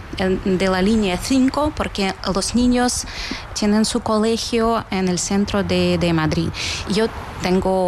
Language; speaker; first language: Spanish; non-native, learner; Ukrainian